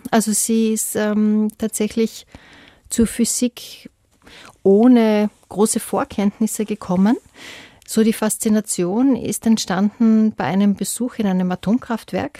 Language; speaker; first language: German; native; German